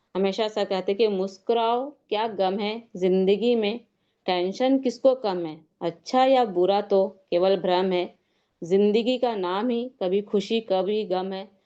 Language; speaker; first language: Hindi; native; Hindi